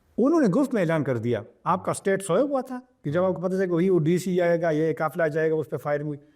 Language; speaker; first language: Urdu; non-native, local second language; Pashto